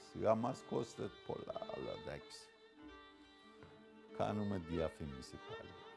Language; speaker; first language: Greek; non-native, learner; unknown